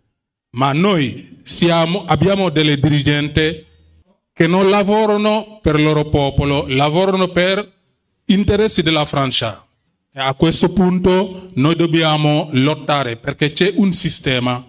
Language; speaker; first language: Italian; non-native, fluent; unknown